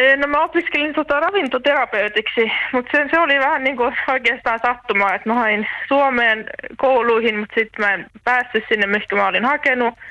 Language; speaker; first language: Finnish; native; Finnish